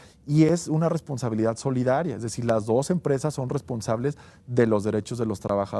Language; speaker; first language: Spanish; native; Spanish